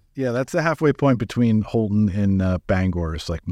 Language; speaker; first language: English; native; English